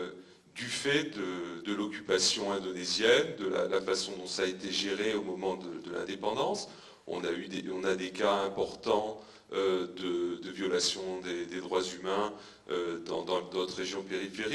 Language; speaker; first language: French; native; French